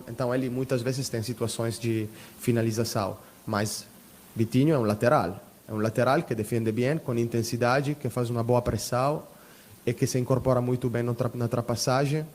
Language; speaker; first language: Portuguese; non-native, fluent; Italian